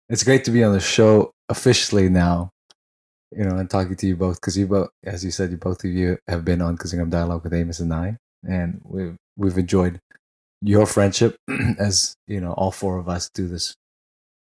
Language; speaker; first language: English; non-native, local second language; Tangkhul Naga (India)